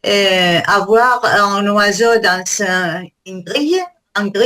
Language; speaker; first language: French; non-native, learner; Spanish